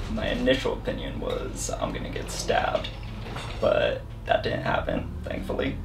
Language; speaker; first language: English; native; English